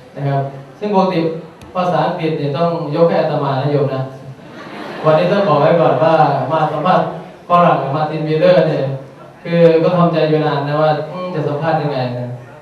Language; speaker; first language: Thai; native; Thai